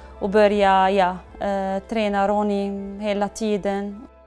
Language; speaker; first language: Swedish; non-native, learner; Arabic